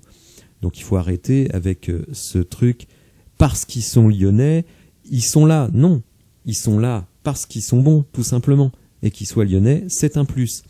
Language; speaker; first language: French; native; French